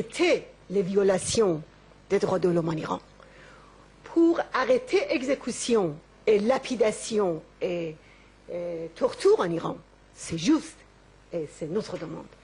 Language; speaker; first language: French; non-native, local second language; Persian